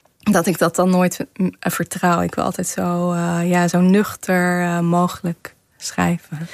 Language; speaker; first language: Dutch; non-native, fluent; Kazakh